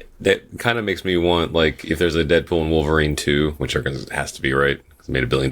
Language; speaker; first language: English; native; English